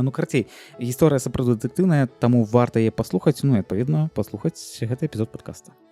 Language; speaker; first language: Belarusian; non-native, local second language; Russian